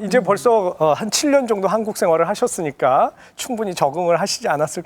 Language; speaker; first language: Korean; native; Korean